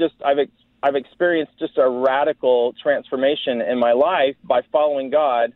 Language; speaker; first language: English; native; English